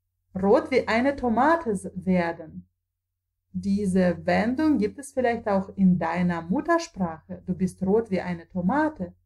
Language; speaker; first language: German; non-native, fluent; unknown